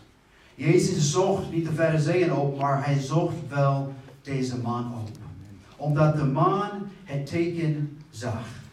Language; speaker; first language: Dutch; non-native, fluent; English